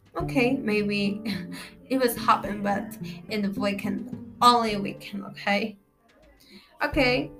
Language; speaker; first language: English; non-native, learner; Spanish